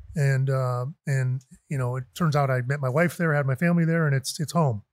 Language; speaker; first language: English; native; English